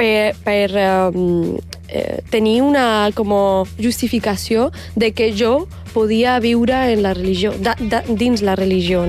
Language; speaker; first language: Catalan; early bilingual, other home language; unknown